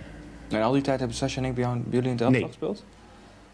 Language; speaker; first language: Dutch; native; Dutch